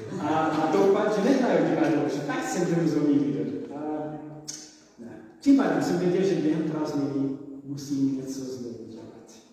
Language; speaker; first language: Czech; non-native, learner; English